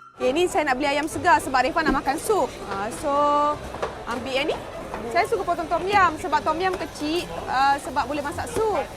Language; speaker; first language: Malay; native; Malay